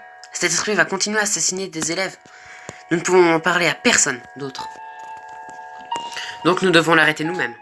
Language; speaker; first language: French; native; French